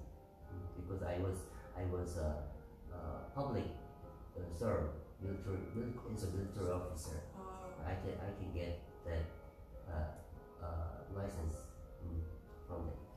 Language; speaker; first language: English; non-native, learner; Korean